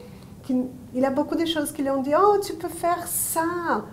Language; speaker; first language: French; non-native, learner; Portuguese